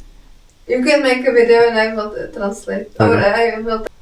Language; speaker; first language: English; non-native, learner; Czech